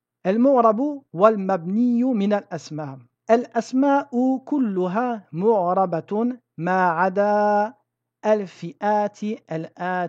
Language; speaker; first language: Arabic; non-native, fluent; French